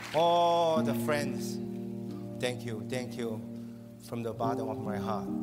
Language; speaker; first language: English; non-native, local second language; Cantonese